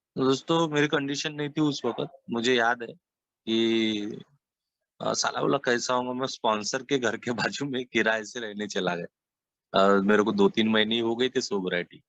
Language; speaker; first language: Hindi; non-native, local second language; Marathi